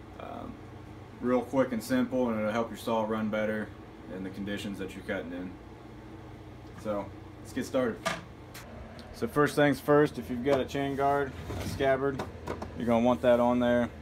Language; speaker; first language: English; native; English